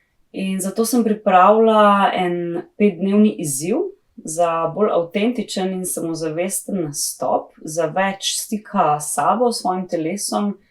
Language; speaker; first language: Slovenian; native; Slovenian